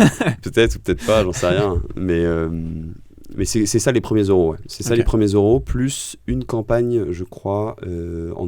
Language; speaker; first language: French; native; French